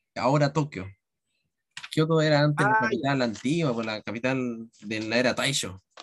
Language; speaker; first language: Spanish; native; Spanish